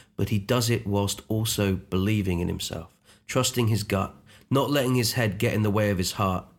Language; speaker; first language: English; native; English